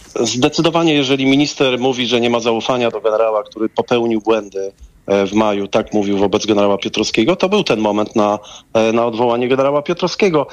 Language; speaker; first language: Polish; native; Polish